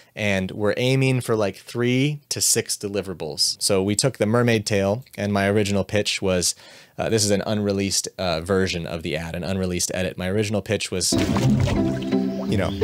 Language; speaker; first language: English; native; English